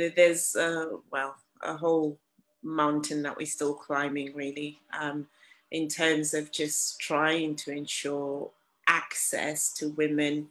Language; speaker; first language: English; non-native, local second language; Shona